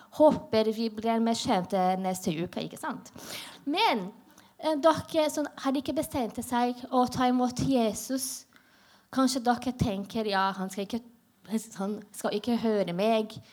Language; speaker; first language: Norwegian; non-native, learner; Portuguese